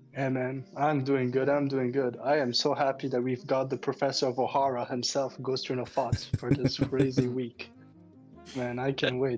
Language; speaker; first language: English; native; English